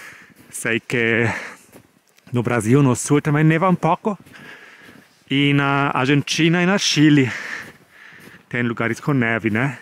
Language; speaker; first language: Portuguese; non-native, fluent; German